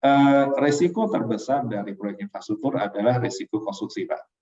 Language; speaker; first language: Indonesian; native; Indonesian